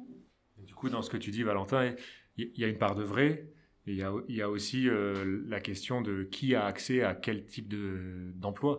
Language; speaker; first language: French; native; French